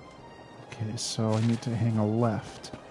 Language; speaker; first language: English; native; English